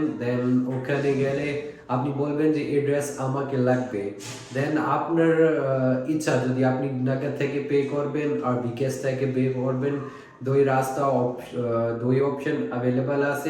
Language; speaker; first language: Bangla; non-native, fluent; Urdu